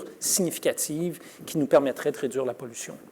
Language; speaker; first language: French; native; French